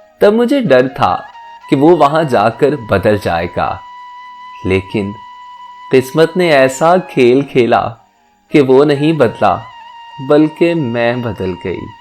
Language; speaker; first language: Urdu; native; Urdu